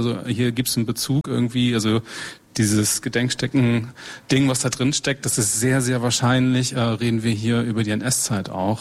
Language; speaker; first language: German; native; German